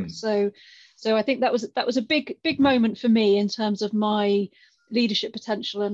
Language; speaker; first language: English; native; English